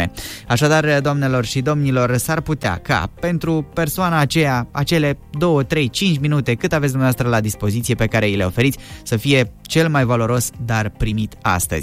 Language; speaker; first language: Romanian; native; Romanian